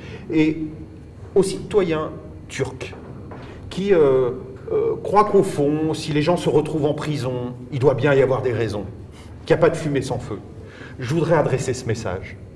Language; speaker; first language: French; native; French